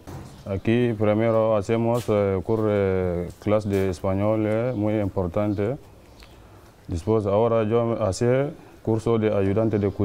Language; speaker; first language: Spanish; non-native, learner; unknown